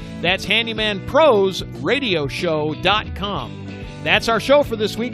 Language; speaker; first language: English; native; English